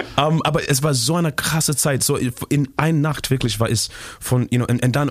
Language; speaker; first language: German; non-native, learner; Shona